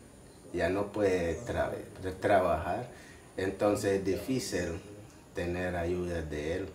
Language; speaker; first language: Spanish; non-native, local second language; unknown